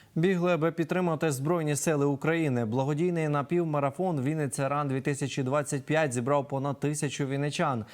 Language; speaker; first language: Ukrainian; native; Ukrainian